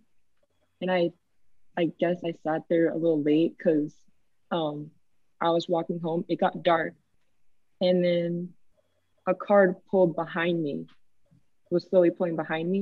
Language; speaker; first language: English; native; English